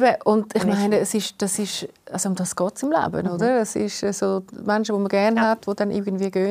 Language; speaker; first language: German; native; German